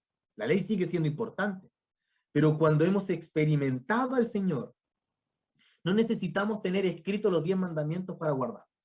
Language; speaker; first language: Spanish; native; Spanish